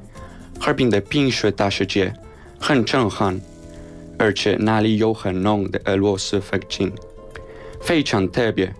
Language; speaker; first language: Chinese; non-native, learner; Spanish